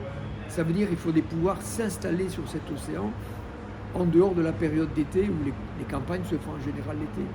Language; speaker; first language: French; native; French